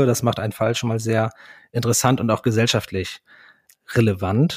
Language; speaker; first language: German; native; German